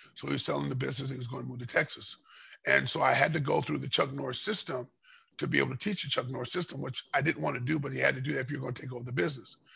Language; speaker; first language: English; native; English